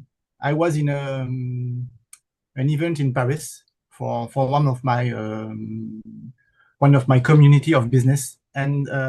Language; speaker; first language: English; non-native, learner; French